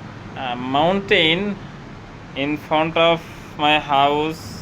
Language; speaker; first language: English; non-native, learner; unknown